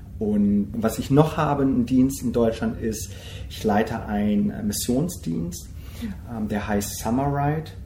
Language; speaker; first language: German; early bilingual, other home language; Korean